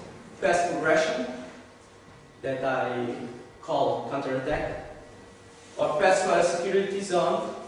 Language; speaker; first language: English; non-native, learner; Portuguese